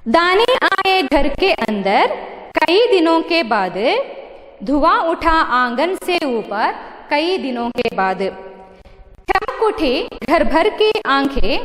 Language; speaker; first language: Hindi; non-native, local second language; Malayalam